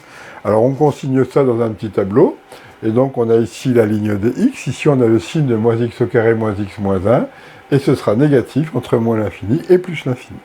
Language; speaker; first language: French; native; French